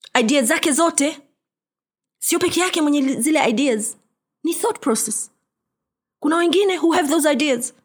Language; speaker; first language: English; non-native, local second language; Swahili